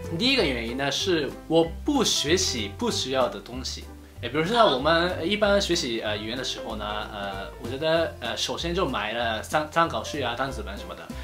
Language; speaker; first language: Chinese; non-native, fluent; Japanese